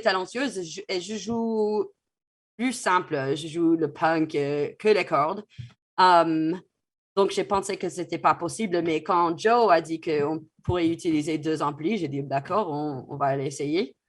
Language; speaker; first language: French; non-native, fluent; English